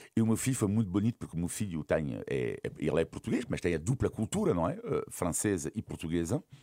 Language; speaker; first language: Portuguese; non-native, fluent; French